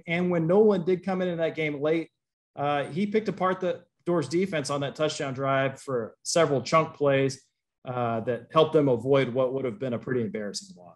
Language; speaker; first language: English; native; English